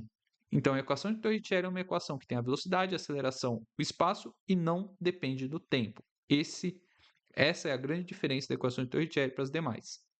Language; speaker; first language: Portuguese; native; Portuguese